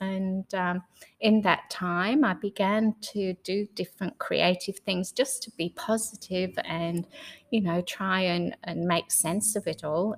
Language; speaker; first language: English; native; English